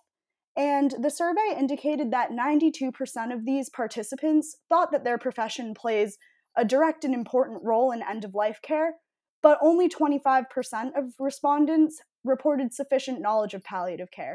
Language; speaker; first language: English; native; English